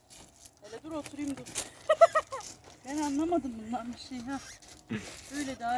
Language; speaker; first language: Turkish; native; Turkish